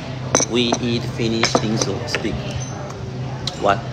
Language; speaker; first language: English; non-native, learner; Thai